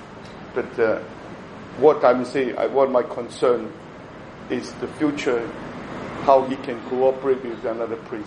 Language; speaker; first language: English; non-native, local second language; Cantonese